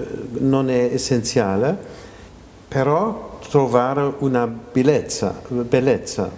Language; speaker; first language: Italian; non-native, fluent; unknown